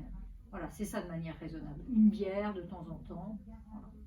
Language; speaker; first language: French; native; French